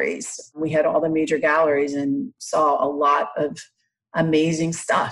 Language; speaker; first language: English; native; English